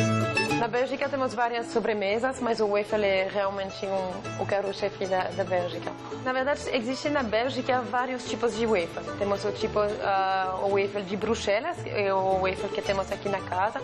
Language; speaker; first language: Portuguese; non-native, fluent; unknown